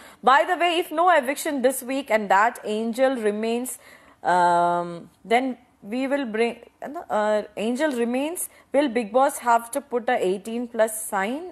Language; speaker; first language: English; non-native, local second language; Malayalam